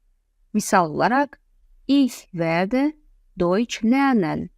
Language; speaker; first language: German; non-native, fluent; Azerbaijani